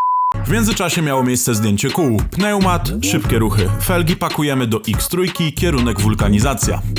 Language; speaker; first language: Polish; native; Polish